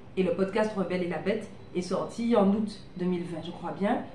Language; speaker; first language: French; native; French